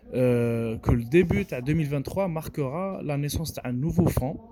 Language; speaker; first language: French; non-native, local second language; Arabic